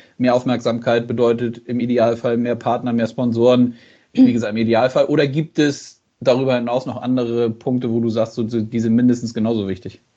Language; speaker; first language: German; native; German